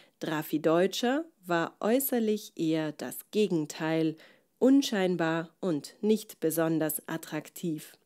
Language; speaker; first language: German; native; German